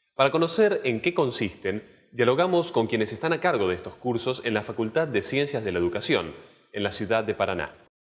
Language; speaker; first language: Spanish; native; Spanish